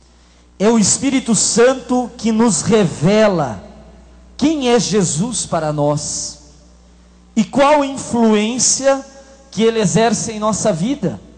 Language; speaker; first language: Portuguese; native; Portuguese